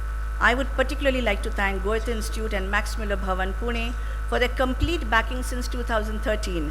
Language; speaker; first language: English; non-native, local second language; Marathi